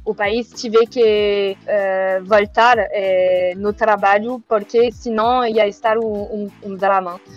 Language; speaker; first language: Portuguese; non-native, learner; French